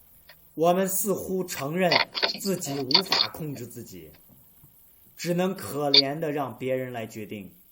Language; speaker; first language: Chinese; native; Chinese